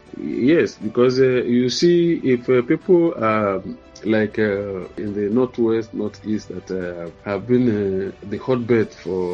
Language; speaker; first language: English; non-native, local second language; Igbo